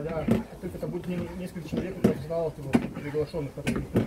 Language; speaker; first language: Russian; non-native, fluent; Lithuanian